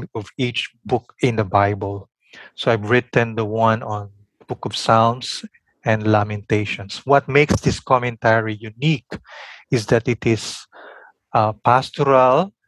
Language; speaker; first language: English; non-native, local second language; Filipino